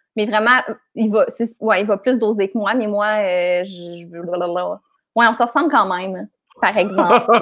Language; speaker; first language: French; native; French